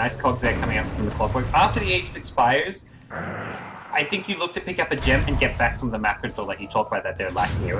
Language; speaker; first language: English; native; English